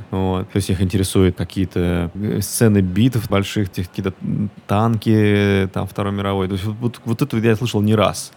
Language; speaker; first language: Russian; native; Russian